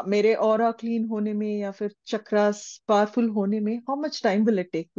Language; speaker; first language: Hindi; non-native, local second language; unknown